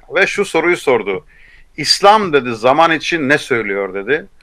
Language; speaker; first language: Turkish; native; Turkish